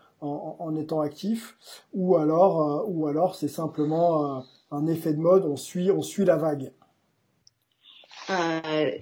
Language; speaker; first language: French; native; French